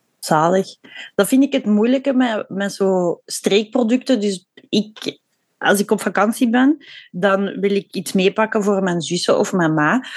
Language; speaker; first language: Dutch; native; Dutch